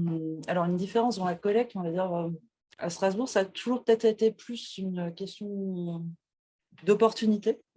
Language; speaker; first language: French; native; French